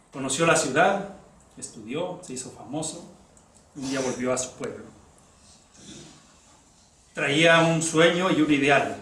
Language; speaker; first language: Spanish; native; Spanish